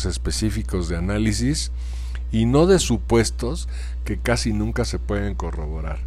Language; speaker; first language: Spanish; native; Spanish